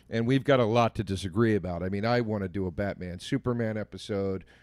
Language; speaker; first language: English; native; English